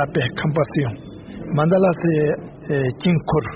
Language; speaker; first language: French; non-native, learner; Tibetan